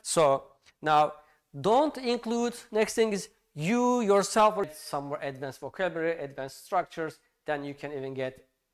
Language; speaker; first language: English; non-native, fluent; Turkish